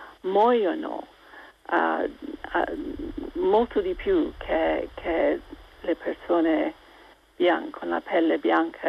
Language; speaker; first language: Italian; non-native, local second language; English